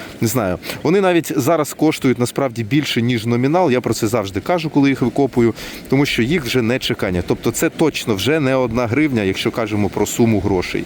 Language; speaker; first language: Ukrainian; non-native, local second language; Russian